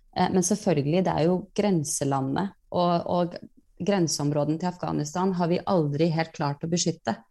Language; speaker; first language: Norwegian; early bilingual, other home language; Persian